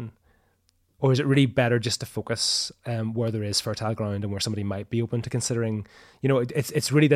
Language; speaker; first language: English; native; English